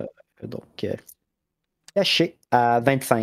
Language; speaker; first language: French; native; French